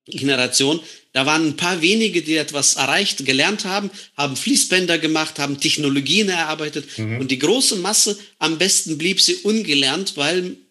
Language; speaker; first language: German; non-native, fluent; Estonian